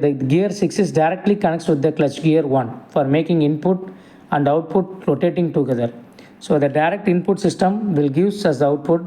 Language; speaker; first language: English; non-native, local second language; Tamil